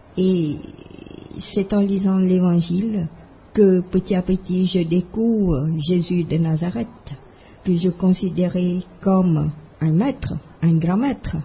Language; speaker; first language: French; non-native, fluent; Khmer